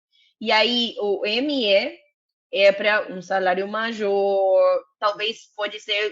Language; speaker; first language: Portuguese; non-native, fluent; Spanish